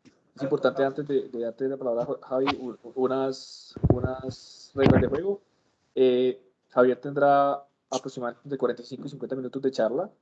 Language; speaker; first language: Spanish; native; Spanish